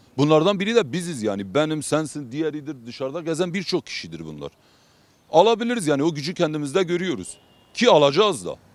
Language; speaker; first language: Turkish; non-native, local second language; Kurdish